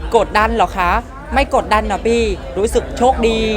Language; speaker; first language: Thai; non-native, fluent; Vietnamese